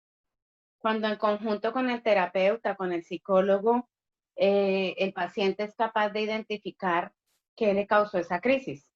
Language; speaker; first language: Spanish; early bilingual, heritage; Spanish